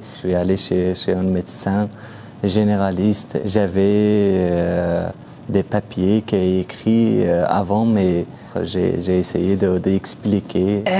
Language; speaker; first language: French; non-native, learner; Persian